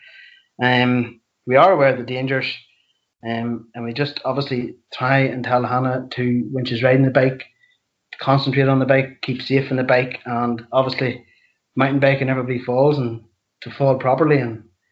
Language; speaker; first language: English; native; English